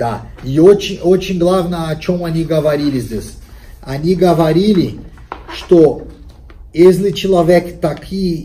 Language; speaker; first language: Russian; non-native, learner; Portuguese